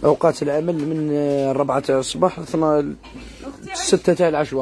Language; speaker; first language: Arabic; native; Arabic